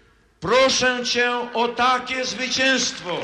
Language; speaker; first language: Polish; native; Polish